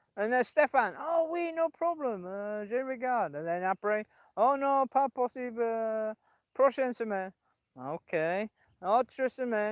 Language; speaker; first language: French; non-native, learner; English